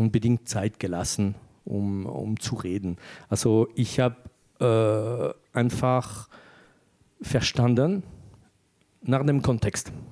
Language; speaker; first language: German; non-native, fluent; French